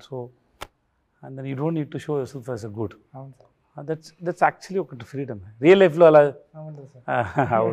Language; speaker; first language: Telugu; non-native, learner; Tamil